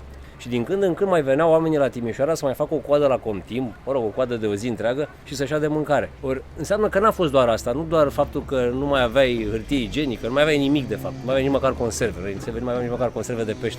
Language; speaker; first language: Romanian; native; Romanian